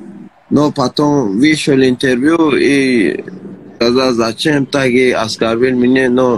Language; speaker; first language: Russian; non-native, learner; Persian